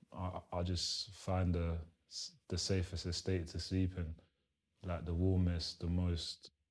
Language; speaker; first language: English; early bilingual, other home language; Lingala